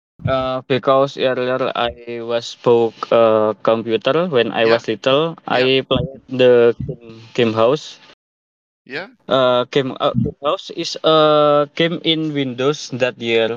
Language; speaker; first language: English; non-native, learner; Indonesian